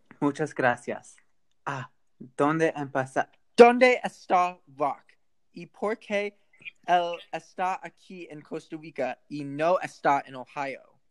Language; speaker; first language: Spanish; non-native, learner; English